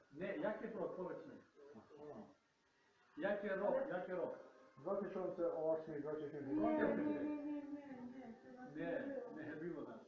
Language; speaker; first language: Polish; non-native, learner; Serbian